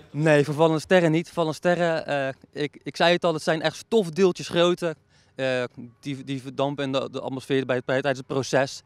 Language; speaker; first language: Dutch; native; Dutch